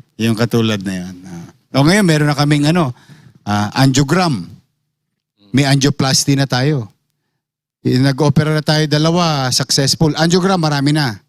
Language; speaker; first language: Filipino; native; Filipino